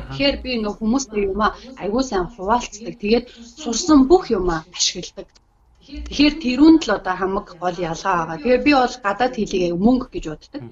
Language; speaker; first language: Mongolian; native; Mongolian